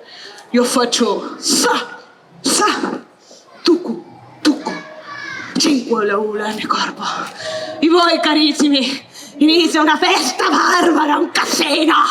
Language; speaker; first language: Italian; non-native, learner; Spanish